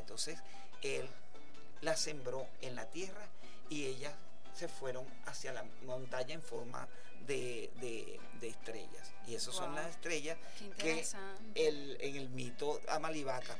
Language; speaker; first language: Spanish; native; Spanish